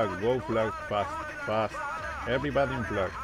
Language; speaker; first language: English; non-native, learner; Spanish